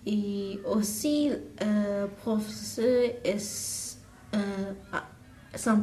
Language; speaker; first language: French; non-native, learner; English